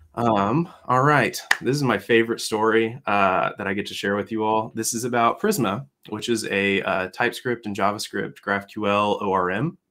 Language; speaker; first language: English; native; English